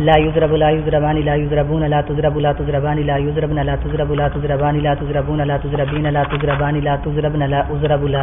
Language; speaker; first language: Arabic; non-native, learner; Urdu